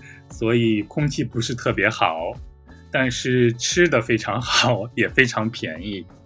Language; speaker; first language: Chinese; native; Chinese